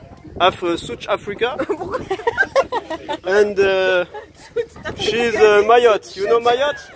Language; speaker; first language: English; non-native, learner; French